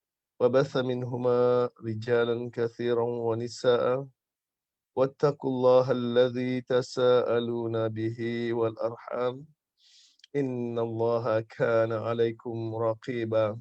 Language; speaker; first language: Arabic; non-native, fluent; Malay